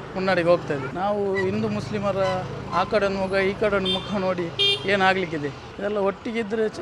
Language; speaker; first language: Kannada; non-native, local second language; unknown